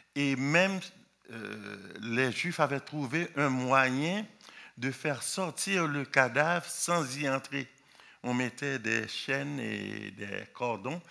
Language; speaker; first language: French; non-native, local second language; Haitian Creole